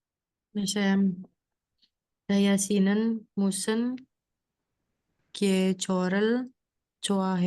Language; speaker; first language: Korean; non-native, learner; Indonesian